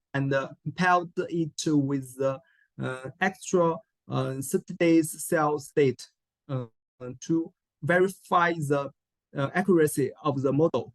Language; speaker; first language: English; non-native, learner; Chinese